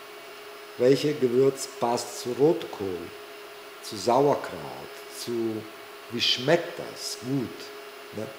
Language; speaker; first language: German; non-native, fluent; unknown